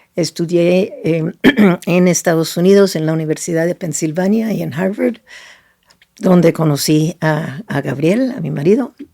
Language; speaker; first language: Spanish; non-native, fluent; Italian